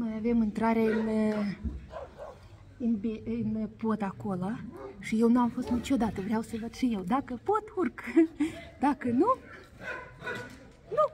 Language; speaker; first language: Romanian; non-native, learner; Russian